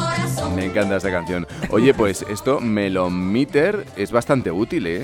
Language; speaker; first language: Spanish; native; Spanish